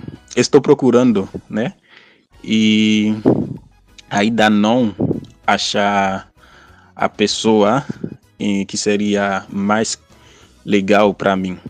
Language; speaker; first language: Portuguese; non-native, fluent; Haitian Creole